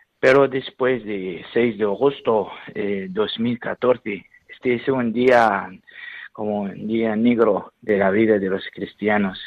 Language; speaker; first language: Spanish; non-native, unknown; Syriac